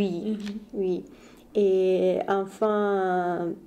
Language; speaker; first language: French; non-native, learner; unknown